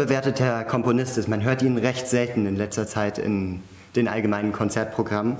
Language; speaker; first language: German; native; German